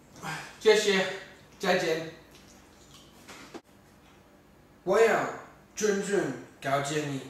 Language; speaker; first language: Chinese; non-native, learner; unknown